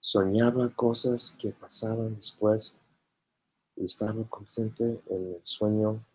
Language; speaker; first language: Spanish; non-native, learner; English